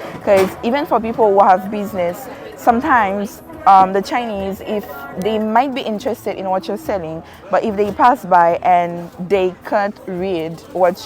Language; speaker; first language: English; non-native, fluent; Haitian Creole